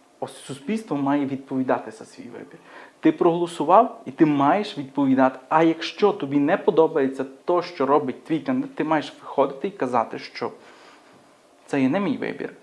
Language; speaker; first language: Ukrainian; native; Ukrainian